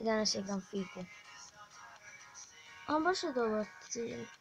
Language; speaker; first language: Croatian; early bilingual, heritage; Croatian